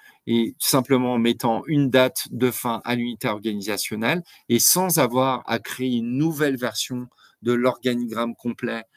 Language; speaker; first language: French; native; French